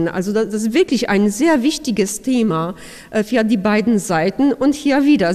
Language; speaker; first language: German; non-native, fluent; Polish